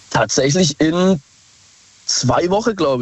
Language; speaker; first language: German; native; German